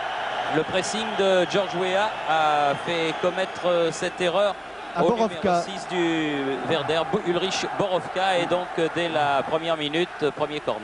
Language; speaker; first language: French; native; French